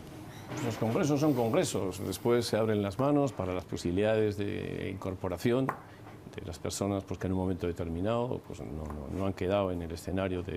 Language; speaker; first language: Spanish; native; Spanish